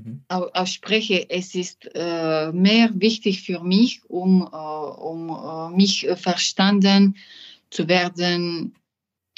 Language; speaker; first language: German; non-native, learner; French